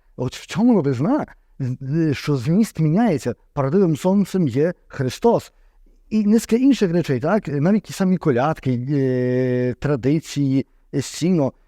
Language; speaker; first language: Ukrainian; native; Ukrainian